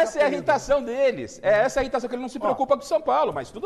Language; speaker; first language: Portuguese; native; Portuguese